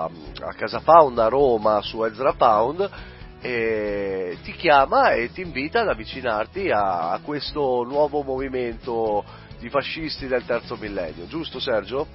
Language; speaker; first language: Italian; native; Italian